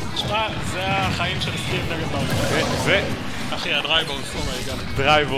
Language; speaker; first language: Hebrew; native; Hebrew